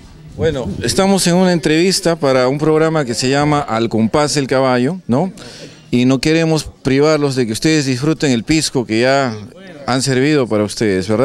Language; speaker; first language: Spanish; native; Spanish